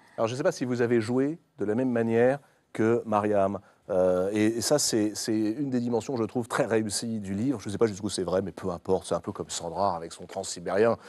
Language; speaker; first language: French; native; French